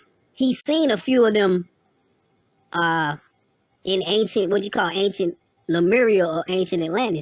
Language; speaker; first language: English; native; English